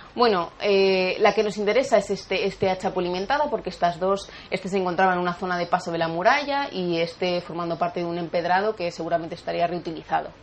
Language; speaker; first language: Spanish; native; Spanish